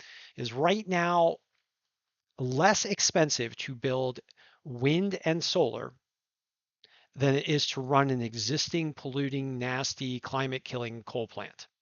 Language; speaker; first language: English; native; English